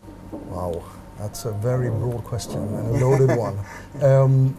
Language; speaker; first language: English; non-native, fluent; Swedish